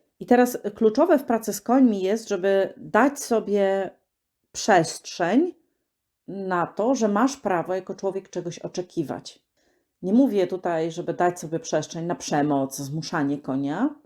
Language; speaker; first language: Polish; native; Polish